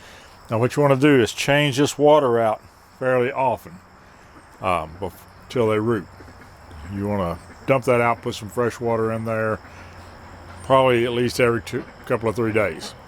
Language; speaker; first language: English; native; English